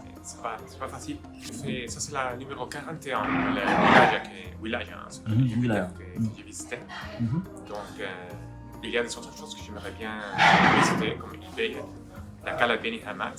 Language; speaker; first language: French; non-native, fluent; Spanish